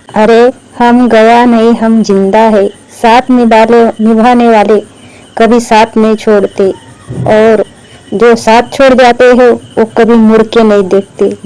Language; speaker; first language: Hindi; non-native, local second language; Marathi